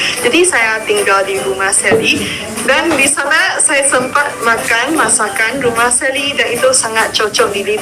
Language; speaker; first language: Indonesian; non-native, fluent; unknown